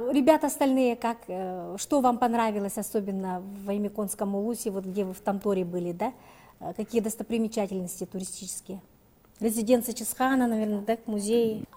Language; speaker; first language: Russian; native; Russian